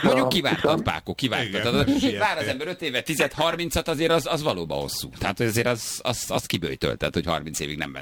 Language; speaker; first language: Hungarian; native; Hungarian